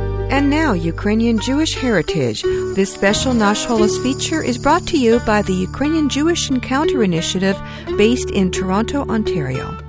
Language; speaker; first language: English; early bilingual, other home language; Ukrainian